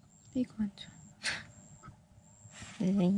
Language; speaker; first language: Korean; non-native, learner; Spanish